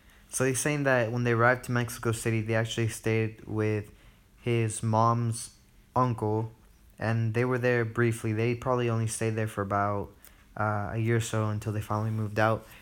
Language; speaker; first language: English; early bilingual, other home language; Spanish